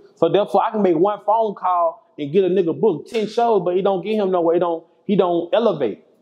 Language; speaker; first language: English; native; English